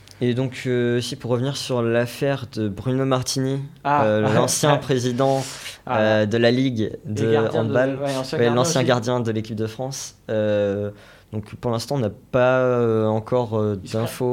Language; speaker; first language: French; native; French